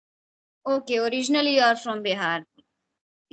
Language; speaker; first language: English; non-native, fluent; Hindi